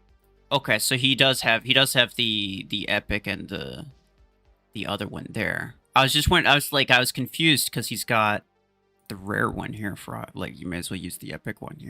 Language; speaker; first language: English; native; English